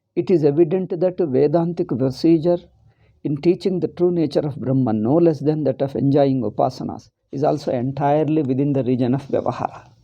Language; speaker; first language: English; non-native, local second language; Kannada